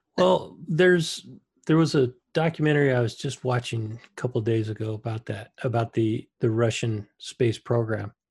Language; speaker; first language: English; native; English